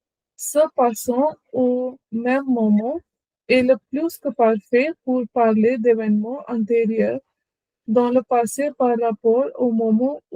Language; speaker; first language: French; non-native, learner; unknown